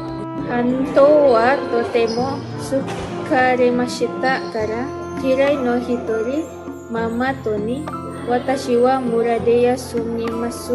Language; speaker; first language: Japanese; non-native, learner; Malay